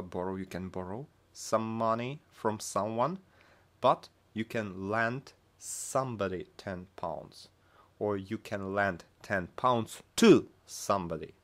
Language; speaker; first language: English; non-native, fluent; Russian